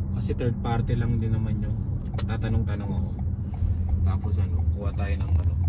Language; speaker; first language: Filipino; native; Filipino